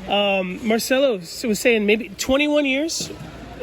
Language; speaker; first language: English; native; English